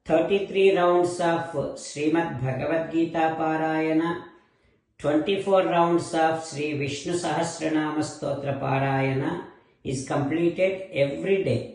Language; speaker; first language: English; non-native, local second language; Telugu